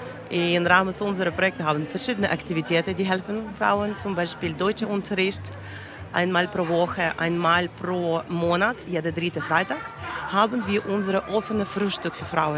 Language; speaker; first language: German; non-native, learner; Russian